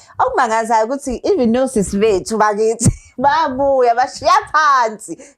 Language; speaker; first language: Zulu; native; Zulu